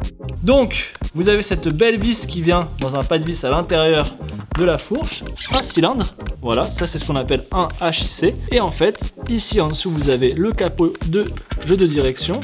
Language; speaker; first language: French; native; French